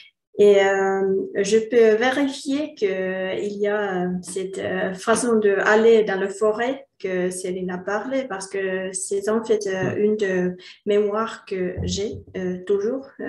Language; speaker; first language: French; non-native, learner; Finnish